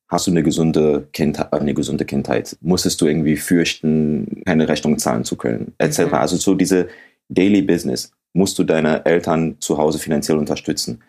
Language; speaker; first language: German; early bilingual, other home language; Akan